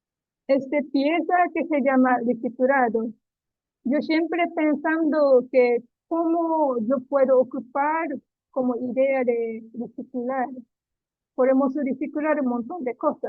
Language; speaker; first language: Spanish; non-native, learner; Japanese